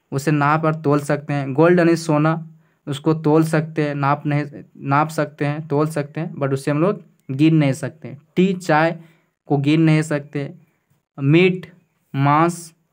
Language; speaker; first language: Hindi; native; Hindi